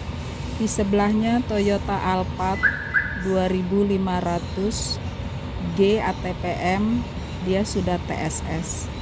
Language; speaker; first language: Indonesian; native; Indonesian